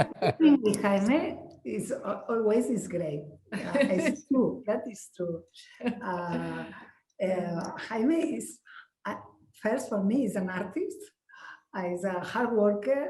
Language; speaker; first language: English; non-native, learner; Spanish